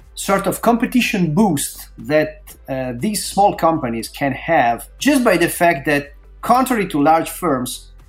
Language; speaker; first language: English; non-native, fluent; Italian